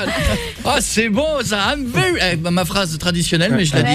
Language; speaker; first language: French; native; French